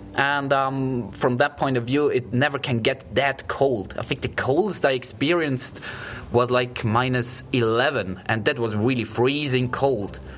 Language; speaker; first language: English; non-native, fluent; German